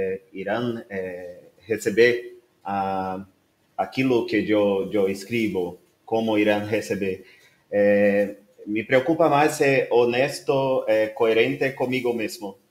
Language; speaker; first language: Spanish; non-native, learner; Portuguese